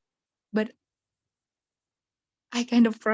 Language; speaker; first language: English; non-native, learner; Indonesian